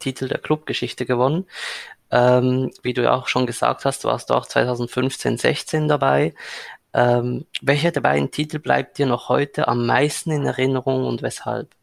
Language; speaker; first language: German; native; German